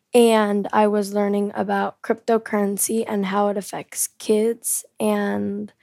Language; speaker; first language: English; early bilingual, heritage; Korean